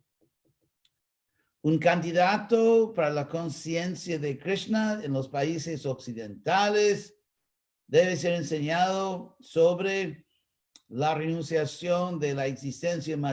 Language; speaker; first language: Spanish; non-native, fluent; English